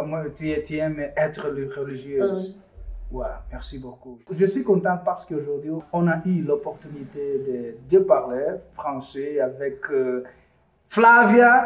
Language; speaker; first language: French; non-native, fluent; Portuguese